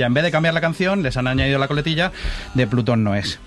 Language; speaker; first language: Spanish; native; Spanish